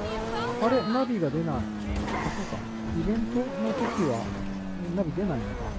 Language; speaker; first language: Japanese; native; Japanese